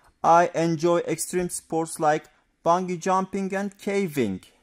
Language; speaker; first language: English; non-native, fluent; Turkish